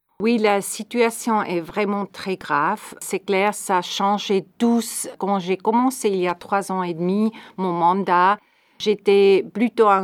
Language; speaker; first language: French; non-native, fluent; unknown